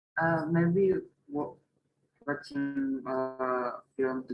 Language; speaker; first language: English; non-native, learner; Indonesian